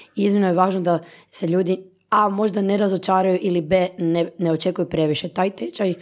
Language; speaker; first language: Croatian; native; Croatian